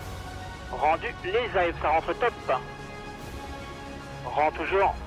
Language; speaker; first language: French; native; French